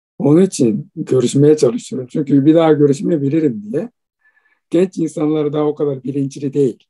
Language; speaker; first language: Turkish; non-native, fluent; Japanese